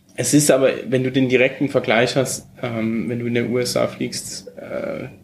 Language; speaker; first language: German; early bilingual, heritage; German